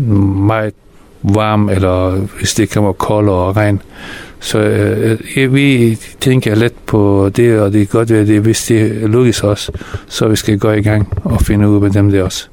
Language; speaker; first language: Danish; non-native, fluent; Persian